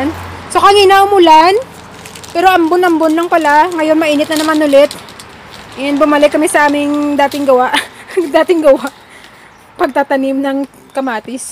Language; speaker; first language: Filipino; non-native, local second language; Hiligaynon